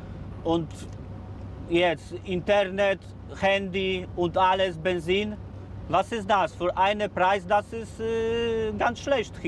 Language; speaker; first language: German; non-native, learner; Polish